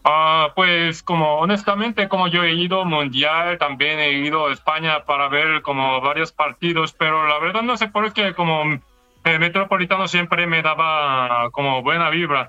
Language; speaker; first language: Spanish; non-native, fluent; Korean